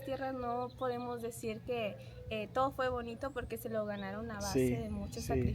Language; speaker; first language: Spanish; native; Spanish